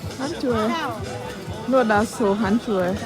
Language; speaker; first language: German; non-native, learner; Thai